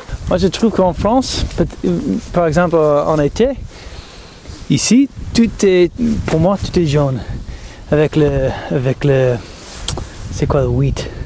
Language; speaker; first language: French; non-native, fluent; English